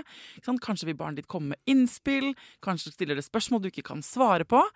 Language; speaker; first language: Norwegian; native; Norwegian